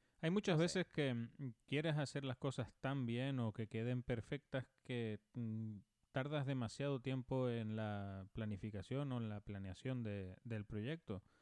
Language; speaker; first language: Spanish; native; Spanish